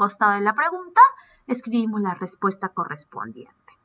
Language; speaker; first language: Spanish; native; Spanish